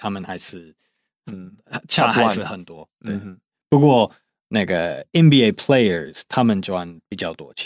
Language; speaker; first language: Chinese; non-native, fluent; English